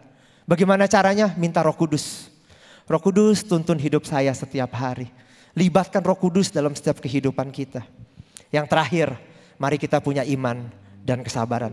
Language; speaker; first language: Indonesian; native; Indonesian